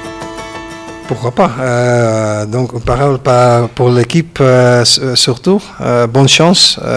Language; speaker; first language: French; non-native, learner; Dutch